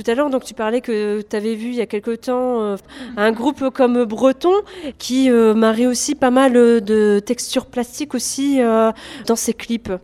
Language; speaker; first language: French; native; French